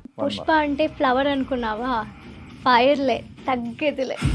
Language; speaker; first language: Telugu; non-native, learner; Malayalam